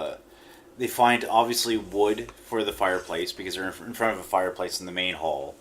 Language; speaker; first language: English; native; English